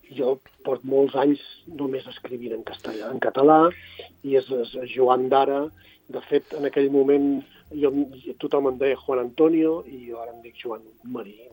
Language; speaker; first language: Catalan; non-native, local second language; Spanish